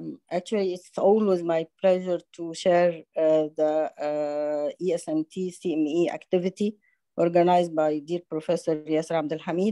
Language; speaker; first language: English; non-native, fluent; Arabic